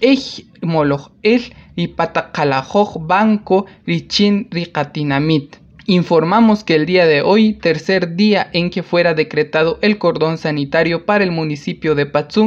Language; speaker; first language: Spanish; non-native, local second language; Kaqchikel